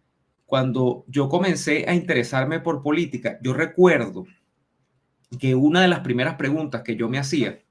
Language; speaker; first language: Spanish; native; Spanish